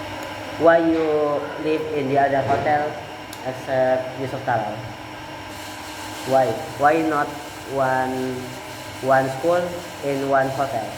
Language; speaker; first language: English; non-native, learner; Indonesian